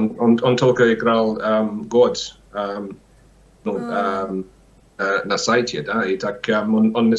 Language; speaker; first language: Russian; non-native, learner; English